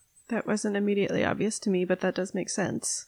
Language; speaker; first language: English; native; English